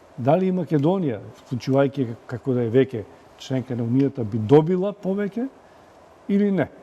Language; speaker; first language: Macedonian; native; Macedonian